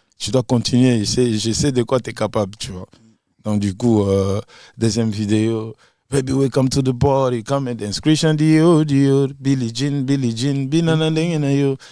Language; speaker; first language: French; non-native, local second language; Lingala